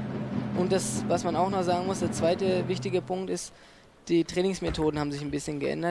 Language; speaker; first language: German; native; German